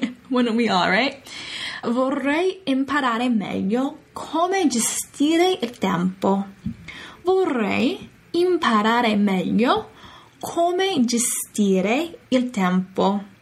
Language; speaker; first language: Italian; non-native, fluent; English